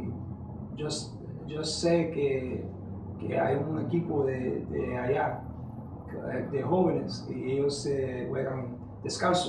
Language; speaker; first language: Spanish; early bilingual, heritage; English